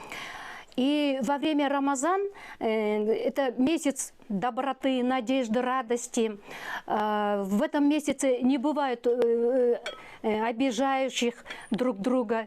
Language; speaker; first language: Russian; non-native, local second language; Kyrgyz